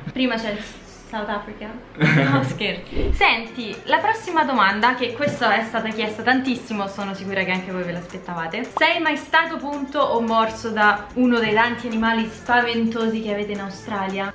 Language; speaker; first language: Italian; native; Italian